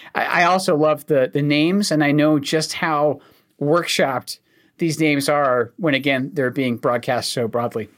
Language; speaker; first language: English; native; English